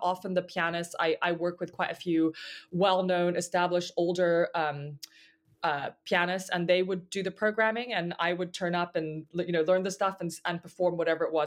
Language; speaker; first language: English; native; English